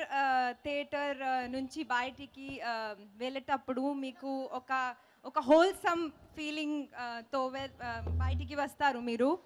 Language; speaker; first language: Telugu; non-native, local second language; Hindi